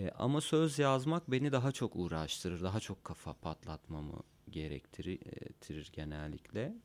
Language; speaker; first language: Turkish; non-native, local second language; Kurdish